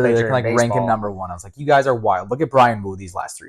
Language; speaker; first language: English; native; English